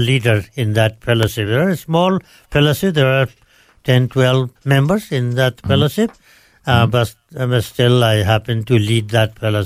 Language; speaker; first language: English; non-native, local second language; Nepali